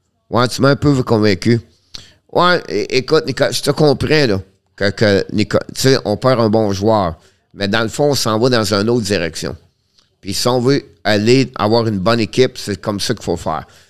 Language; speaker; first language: French; native; French